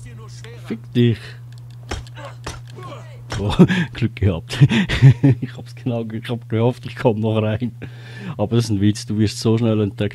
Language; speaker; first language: German; native; German